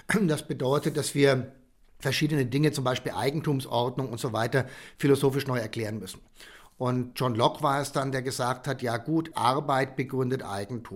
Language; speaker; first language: German; native; German